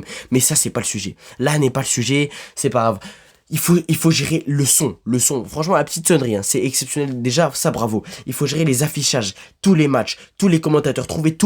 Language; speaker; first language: French; native; French